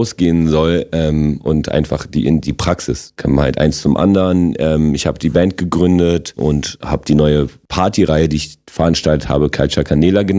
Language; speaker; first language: German; non-native, local second language; Polish